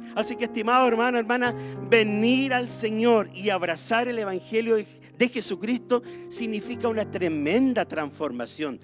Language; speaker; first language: Spanish; native; Spanish